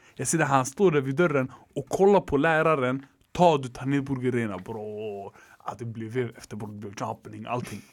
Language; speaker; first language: Swedish; early bilingual, other home language; Arabic